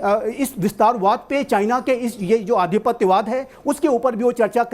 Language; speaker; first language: Hindi; native; Hindi